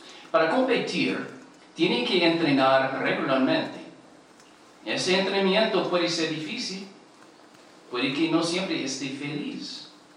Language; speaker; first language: Spanish; non-native, learner; English